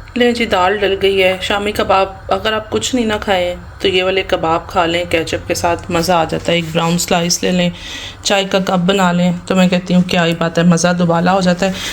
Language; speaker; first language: Urdu; native; Urdu